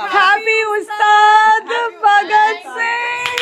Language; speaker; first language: Telugu; native; Telugu